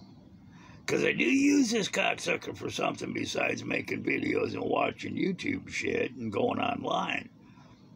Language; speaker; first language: English; native; English